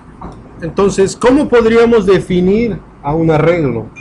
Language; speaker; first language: Spanish; native; Spanish